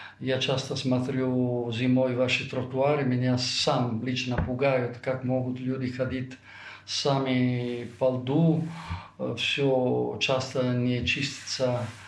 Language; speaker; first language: Russian; non-native, fluent; Italian